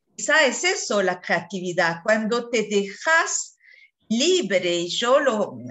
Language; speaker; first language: Spanish; non-native, fluent; French